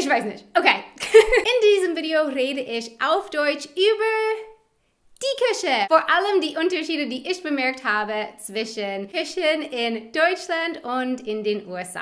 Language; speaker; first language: German; non-native, fluent; English